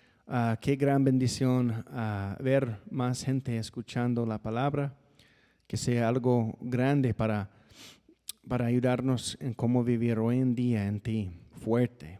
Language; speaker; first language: Spanish; non-native, fluent; English